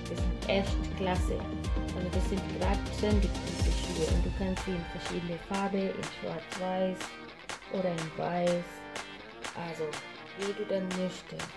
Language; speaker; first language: German; non-native, fluent; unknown